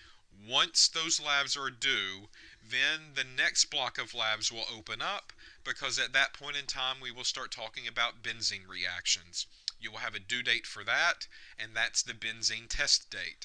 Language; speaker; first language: English; native; English